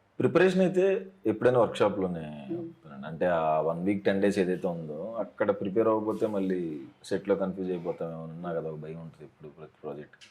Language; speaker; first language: Telugu; native; Telugu